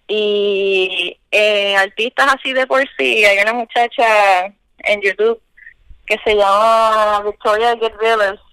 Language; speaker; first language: Spanish; native; Spanish